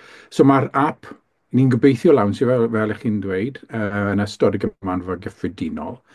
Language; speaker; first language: Welsh; native; Welsh